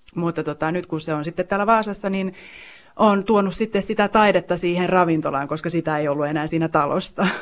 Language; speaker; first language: Finnish; non-native, local second language; Swedish